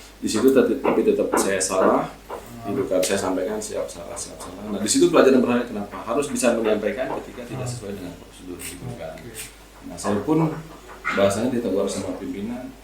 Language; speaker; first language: Indonesian; non-native, local second language; Sundanese